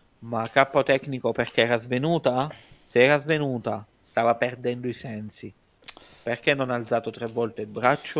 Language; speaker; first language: Italian; native; Italian